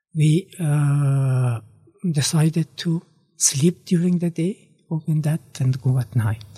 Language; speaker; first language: English; non-native, fluent; Persian